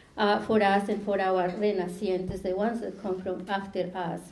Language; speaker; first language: English; non-native, fluent; Spanish